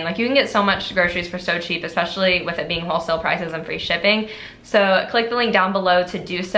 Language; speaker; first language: English; native; English